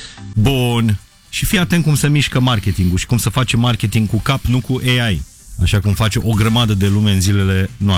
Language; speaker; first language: Romanian; native; Romanian